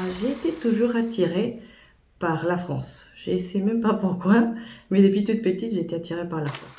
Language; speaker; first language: French; non-native, fluent; Spanish